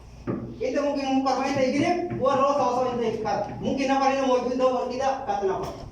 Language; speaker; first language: Arabic; non-native, learner; Hindi